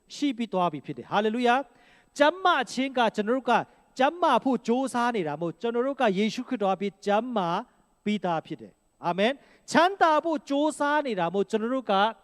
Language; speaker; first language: Burmese; non-native, local second language; Kachin